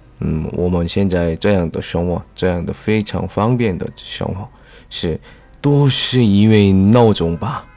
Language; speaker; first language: Chinese; non-native, learner; Korean